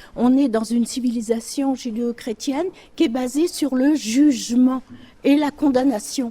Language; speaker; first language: French; native; French